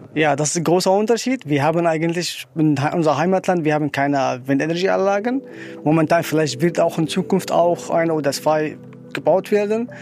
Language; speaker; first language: German; non-native, learner; Arabic